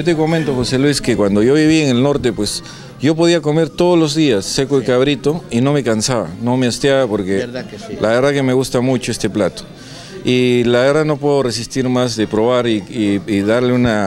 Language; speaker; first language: Spanish; native; Spanish